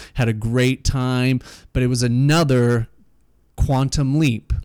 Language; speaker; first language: English; native; English